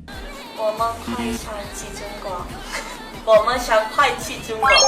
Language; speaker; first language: Chinese; non-native, learner; Korean